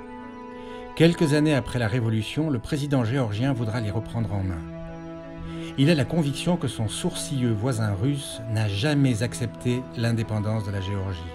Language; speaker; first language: French; native; French